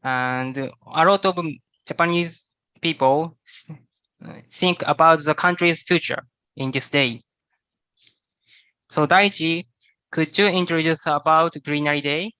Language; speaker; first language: English; non-native, learner; Japanese